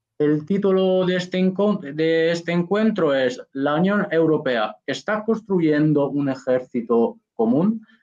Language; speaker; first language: Spanish; non-native, fluent; Italian